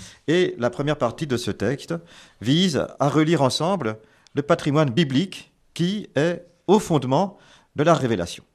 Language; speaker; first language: French; native; French